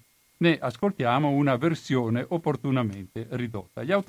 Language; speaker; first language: Italian; native; Italian